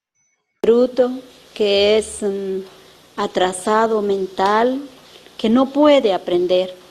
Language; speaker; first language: Spanish; non-native, local second language; Kaqchikel